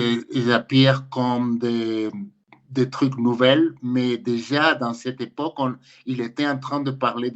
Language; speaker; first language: French; non-native, fluent; Spanish